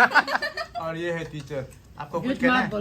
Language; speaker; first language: Hindi; non-native, local second language; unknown